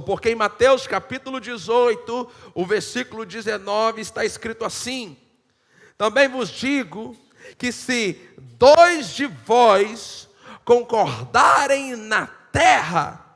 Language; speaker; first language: Portuguese; native; Portuguese